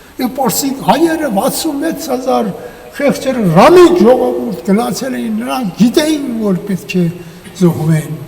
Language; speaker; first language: Armenian; native; Armenian